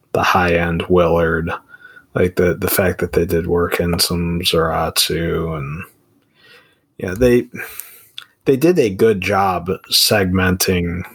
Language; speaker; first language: English; native; English